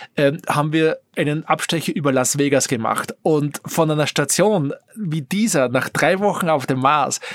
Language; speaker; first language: German; native; German